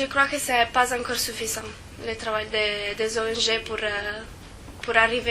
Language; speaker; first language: French; non-native, fluent; Italian